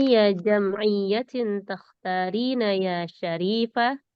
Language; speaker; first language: Arabic; non-native, learner; Indonesian